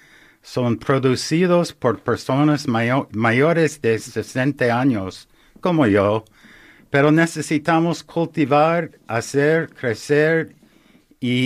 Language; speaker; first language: Spanish; non-native, learner; English